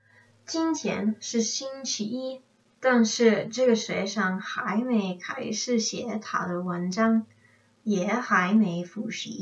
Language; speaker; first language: Chinese; non-native, learner; English